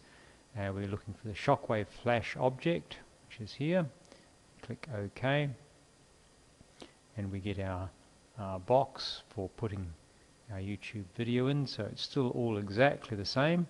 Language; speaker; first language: English; native; English